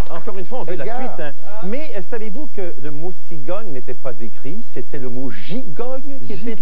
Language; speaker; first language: French; native; French